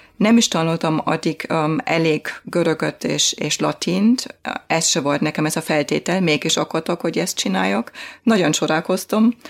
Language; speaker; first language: Hungarian; non-native, fluent; German